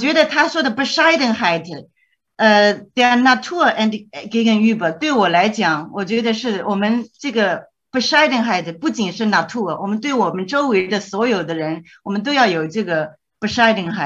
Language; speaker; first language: German; non-native, fluent; Chinese